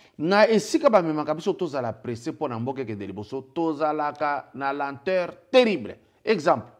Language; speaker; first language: French; non-native, local second language; Lingala